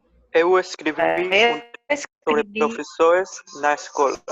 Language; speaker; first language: Portuguese; non-native, learner; Spanish